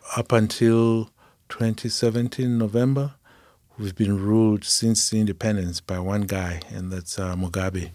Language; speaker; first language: English; non-native, local second language; Shona